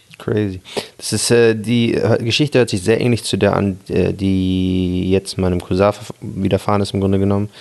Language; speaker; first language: German; early bilingual, other home language; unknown